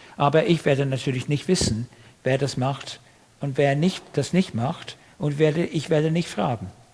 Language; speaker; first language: German; non-native, fluent; English